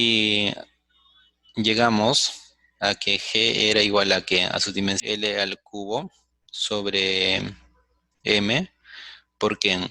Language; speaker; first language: Spanish; native; Spanish